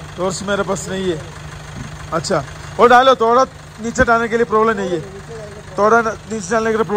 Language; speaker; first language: Hindi; non-native, local second language; Malayalam